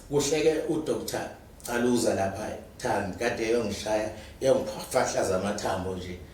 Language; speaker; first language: Zulu; native; Zulu